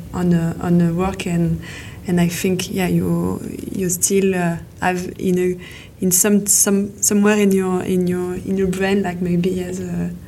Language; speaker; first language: English; non-native, fluent; French